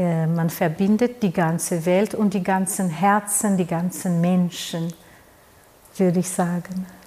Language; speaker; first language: German; non-native, fluent; Portuguese